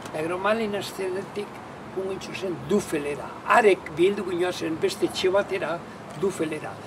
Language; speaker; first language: Basque; native; Basque